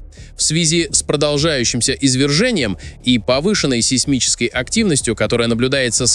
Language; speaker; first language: Russian; native; Russian